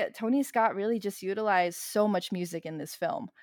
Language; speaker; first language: English; native; English